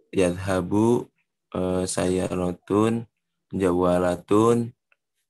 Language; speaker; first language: Arabic; non-native, learner; Indonesian